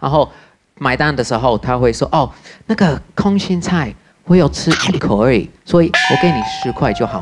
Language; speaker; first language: Chinese; non-native, fluent; English